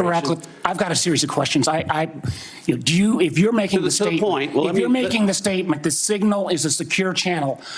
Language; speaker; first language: English; native; English